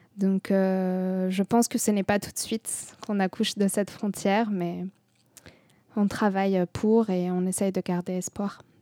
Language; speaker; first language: French; non-native, local second language; Arabic